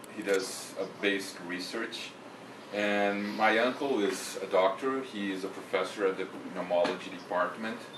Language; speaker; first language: English; non-native, fluent; Portuguese